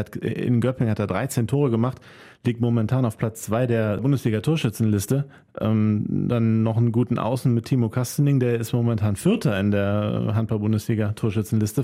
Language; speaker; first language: German; native; German